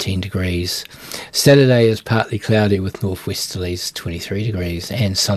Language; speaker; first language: English; native; English